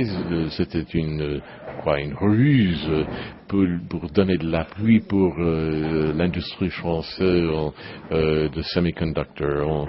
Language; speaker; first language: French; non-native, learner; English